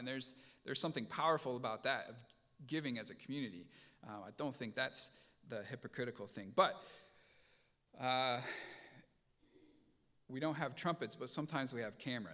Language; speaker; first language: English; native; English